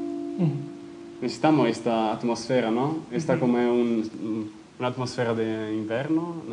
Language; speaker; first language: Spanish; non-native, fluent; Italian